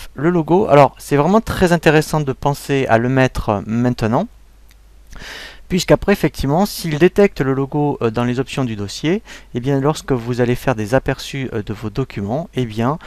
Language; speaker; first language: French; native; French